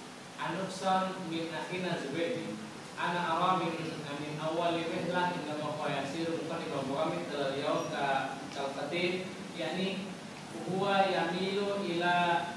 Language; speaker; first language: Arabic; non-native, learner; Indonesian